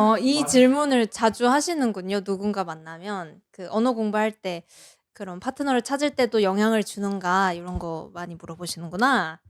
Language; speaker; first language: Korean; native; Korean